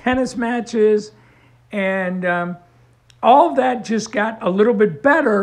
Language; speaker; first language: English; native; English